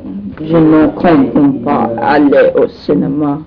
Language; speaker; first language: French; non-native, learner; English